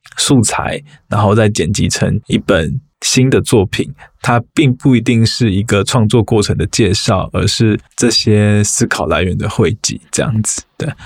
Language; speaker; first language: Chinese; native; Chinese